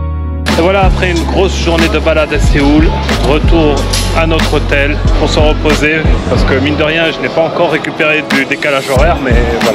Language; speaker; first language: French; native; French